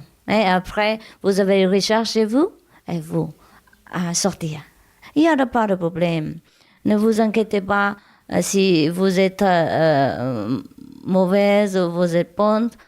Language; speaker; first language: French; non-native, learner; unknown